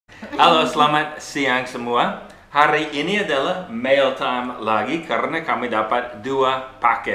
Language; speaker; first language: Indonesian; non-native, fluent; English